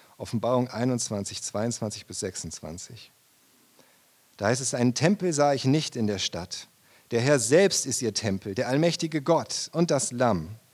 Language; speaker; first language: German; native; German